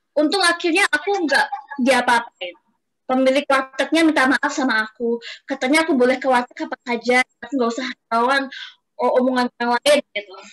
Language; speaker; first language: Indonesian; native; Indonesian